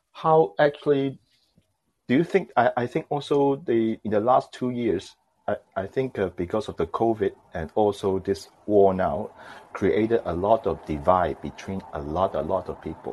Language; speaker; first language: English; non-native, local second language; Cantonese